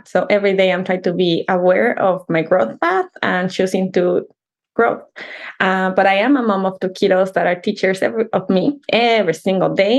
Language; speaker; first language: English; non-native, fluent; Spanish